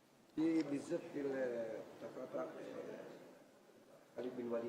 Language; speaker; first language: Arabic; non-native, learner; Indonesian